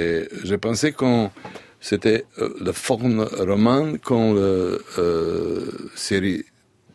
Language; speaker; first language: French; non-native, learner; Serbian